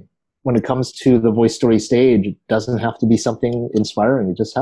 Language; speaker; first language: English; native; English